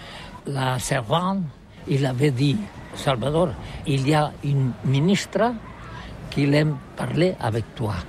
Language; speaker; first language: French; non-native, local second language; Catalan